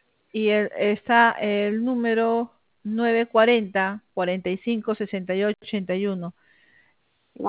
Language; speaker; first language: Spanish; native; Spanish